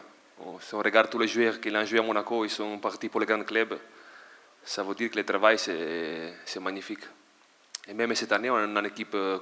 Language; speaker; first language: French; non-native, fluent; Italian